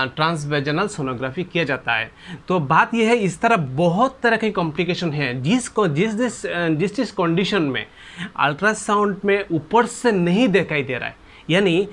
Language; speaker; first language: Hindi; non-native, local second language; Bangla